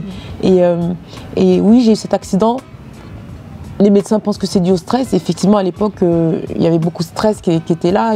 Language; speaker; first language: French; native; French